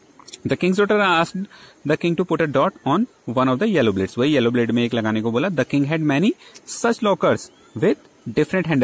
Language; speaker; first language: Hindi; native; Hindi